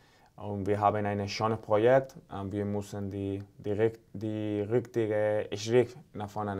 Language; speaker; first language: German; non-native, fluent; Spanish